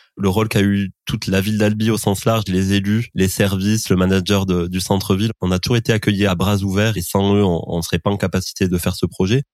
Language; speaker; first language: French; native; French